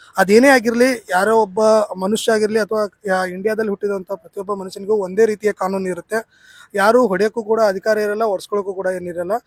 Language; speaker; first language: Kannada; native; Kannada